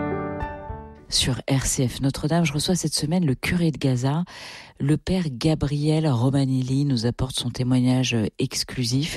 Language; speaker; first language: French; native; French